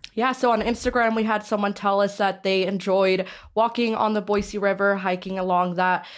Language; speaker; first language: English; native; English